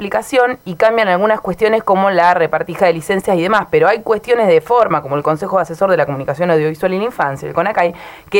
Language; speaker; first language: Spanish; native; Spanish